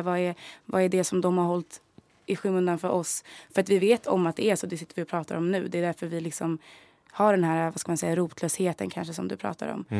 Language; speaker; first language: Swedish; native; Swedish